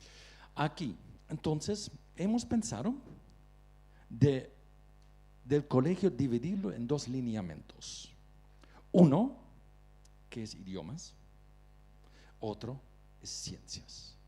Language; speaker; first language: Spanish; non-native, fluent; Dutch